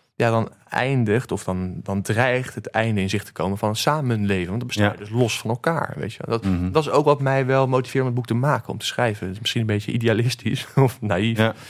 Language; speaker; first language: Dutch; native; Dutch